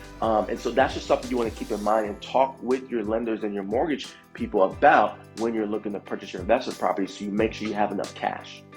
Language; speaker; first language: English; native; English